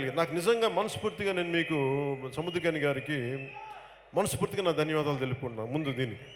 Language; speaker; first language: Telugu; native; Telugu